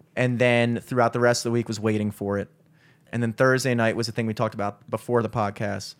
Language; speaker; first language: English; native; English